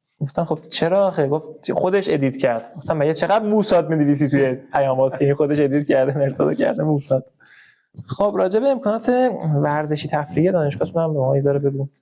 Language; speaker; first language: Persian; native; Persian